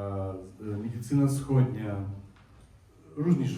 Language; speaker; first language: Polish; non-native, learner; Russian